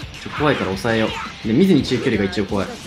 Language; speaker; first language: Japanese; native; Japanese